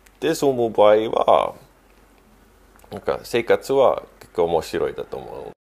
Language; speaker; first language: Japanese; non-native, fluent; Estonian